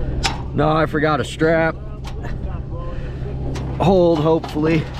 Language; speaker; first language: English; native; English